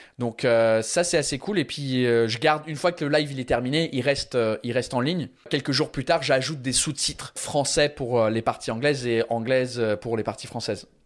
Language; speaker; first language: French; early bilingual, other home language; English